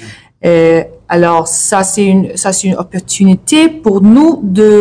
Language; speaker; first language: French; non-native, learner; English